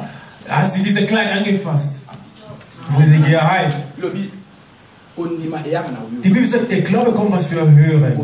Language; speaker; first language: German; non-native, learner; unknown